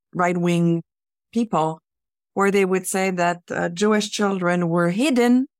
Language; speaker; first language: English; native; English